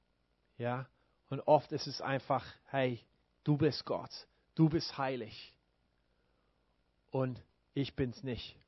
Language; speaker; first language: German; non-native, fluent; English